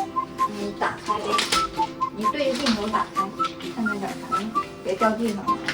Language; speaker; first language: Chinese; native; Chinese